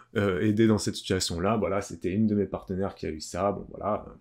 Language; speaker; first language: French; native; French